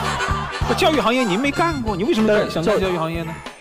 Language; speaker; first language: Chinese; native; Chinese